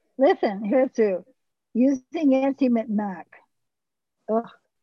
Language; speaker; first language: German; early bilingual, heritage; English